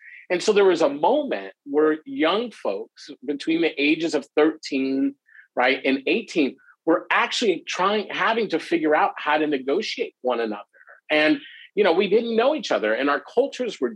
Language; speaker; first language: English; native; English